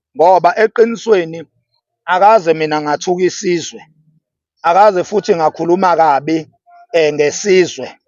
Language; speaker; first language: Zulu; native; Zulu